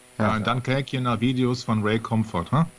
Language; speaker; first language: Dutch; non-native, learner; German